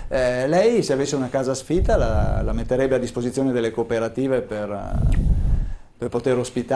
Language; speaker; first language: Italian; native; Italian